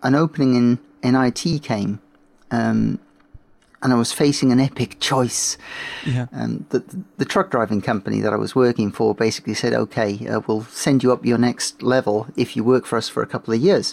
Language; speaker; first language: English; native; English